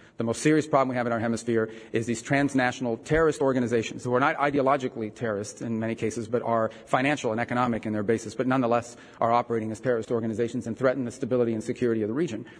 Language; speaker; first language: English; early bilingual, other home language; Spanish